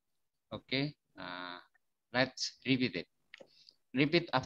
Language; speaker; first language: English; non-native, fluent; Indonesian